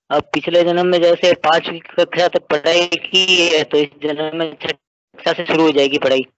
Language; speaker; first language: Hindi; native; Hindi